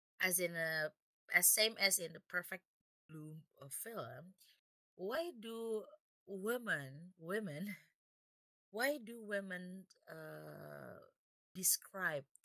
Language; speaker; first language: English; non-native, fluent; Indonesian